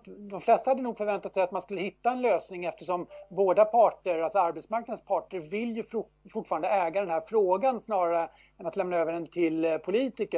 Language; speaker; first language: Swedish; native; Swedish